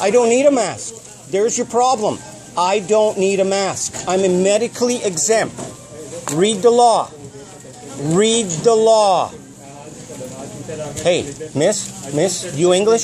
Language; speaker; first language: English; non-native, fluent; Punjabi